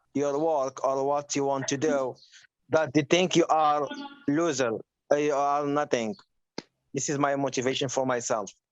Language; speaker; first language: English; non-native, learner; Arabic